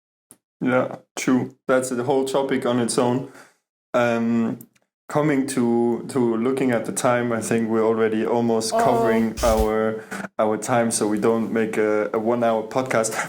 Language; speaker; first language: English; non-native, fluent; German